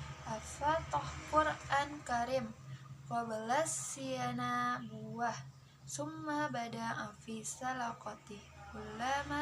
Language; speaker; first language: Arabic; non-native, learner; Indonesian